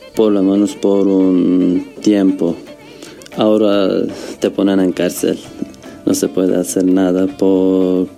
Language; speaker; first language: Spanish; non-native, learner; Turkish